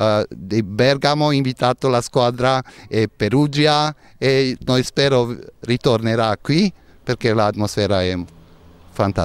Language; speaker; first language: Italian; non-native, learner; Hungarian